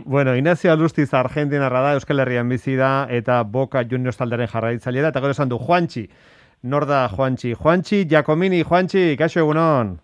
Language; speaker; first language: Basque; native; Basque